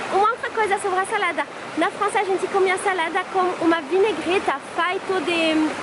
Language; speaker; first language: Portuguese; non-native, fluent; French